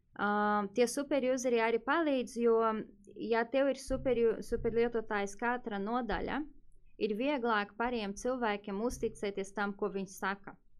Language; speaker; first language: Latvian; non-native, fluent; Portuguese